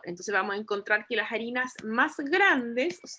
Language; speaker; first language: Spanish; native; Spanish